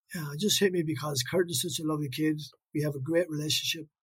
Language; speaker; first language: English; native; English